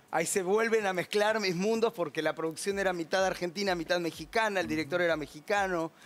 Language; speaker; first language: Spanish; native; Spanish